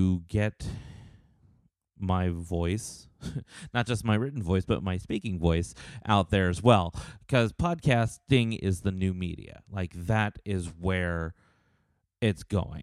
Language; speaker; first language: English; native; English